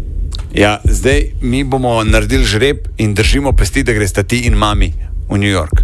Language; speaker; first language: Slovenian; native; Slovenian